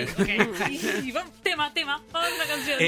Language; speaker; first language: Spanish; native; Spanish